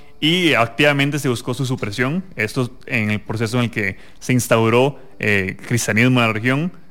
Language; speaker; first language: Spanish; native; Spanish